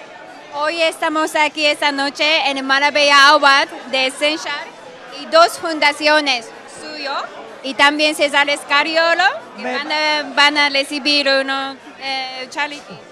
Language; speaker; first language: Spanish; non-native, learner; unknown